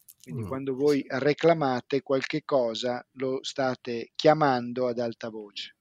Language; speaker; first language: Italian; native; Italian